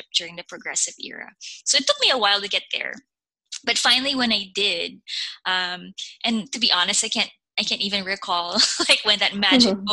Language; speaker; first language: English; non-native, local second language; Filipino